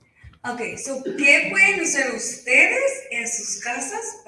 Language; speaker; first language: Spanish; early bilingual, heritage; Spanish